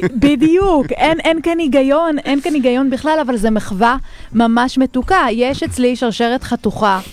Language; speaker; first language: Hebrew; native; Hebrew